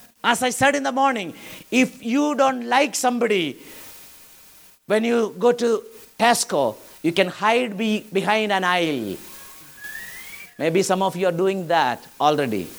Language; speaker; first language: English; non-native, local second language; Malayalam